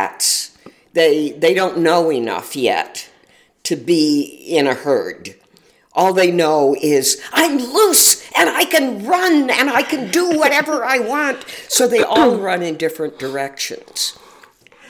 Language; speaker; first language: English; native; English